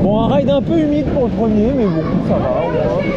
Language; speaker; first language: French; native; French